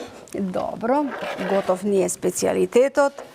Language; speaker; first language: Macedonian; native; Macedonian